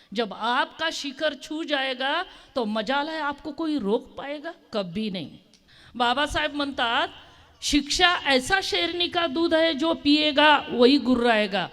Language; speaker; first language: Hindi; non-native, local second language; Marathi